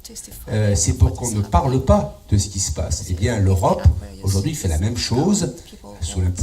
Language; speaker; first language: French; native; French